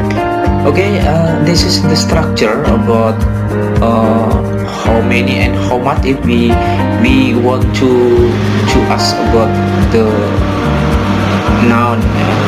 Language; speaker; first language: English; non-native, learner; Indonesian